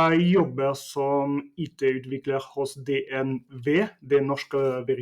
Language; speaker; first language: Norwegian; non-native, fluent; French